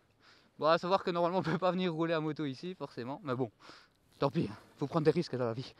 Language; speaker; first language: French; native; French